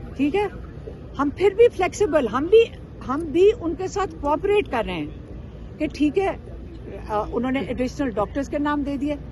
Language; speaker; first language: Urdu; native; Urdu